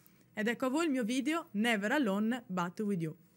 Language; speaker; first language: Italian; native; Italian